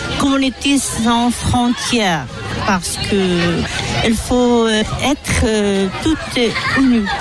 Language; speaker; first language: French; non-native, learner; Italian